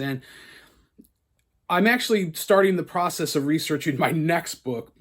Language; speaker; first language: English; native; English